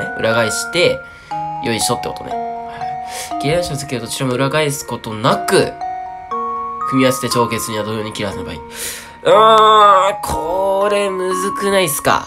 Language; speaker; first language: Japanese; native; Japanese